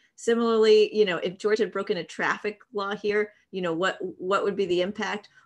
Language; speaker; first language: English; native; English